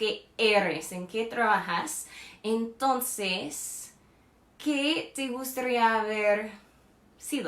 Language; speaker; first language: Spanish; non-native, fluent; English